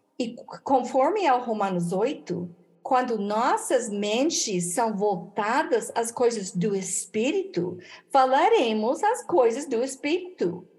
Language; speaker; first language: Portuguese; non-native, fluent; English